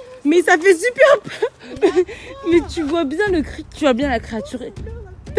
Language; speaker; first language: French; native; French